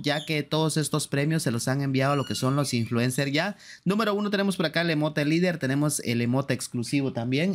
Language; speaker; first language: Spanish; native; Spanish